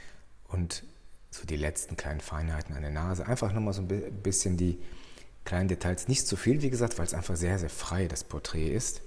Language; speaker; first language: German; native; German